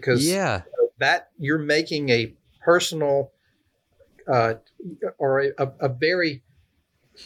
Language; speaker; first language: English; native; English